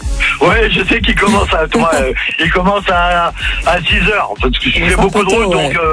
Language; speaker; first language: French; native; French